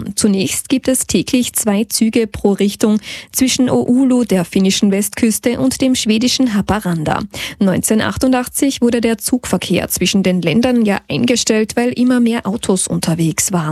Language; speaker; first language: German; native; German